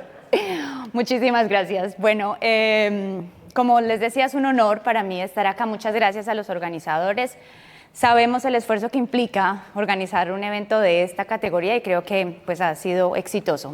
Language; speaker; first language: Spanish; native; Spanish